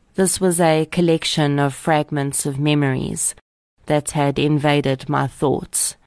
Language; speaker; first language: English; native; English